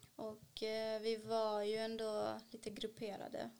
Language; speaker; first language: Swedish; early bilingual, other home language; Kannada